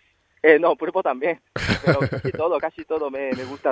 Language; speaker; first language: Spanish; non-native, learner; Japanese